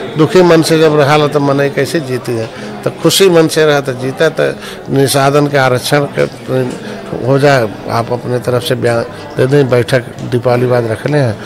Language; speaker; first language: Bhojpuri; native; Bhojpuri